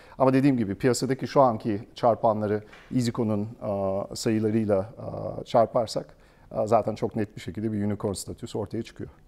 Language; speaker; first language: Turkish; early bilingual, heritage; Turkish